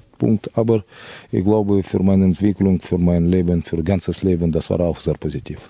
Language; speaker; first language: German; non-native, fluent; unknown